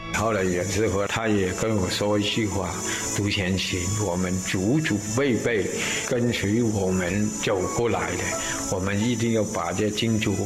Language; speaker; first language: Chinese; native; Chinese